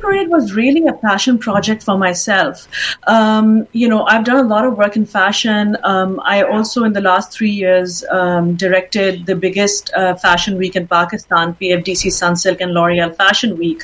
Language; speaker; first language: English; non-native, local second language; Urdu